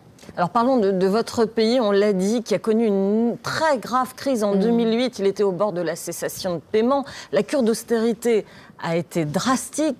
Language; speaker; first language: French; native; French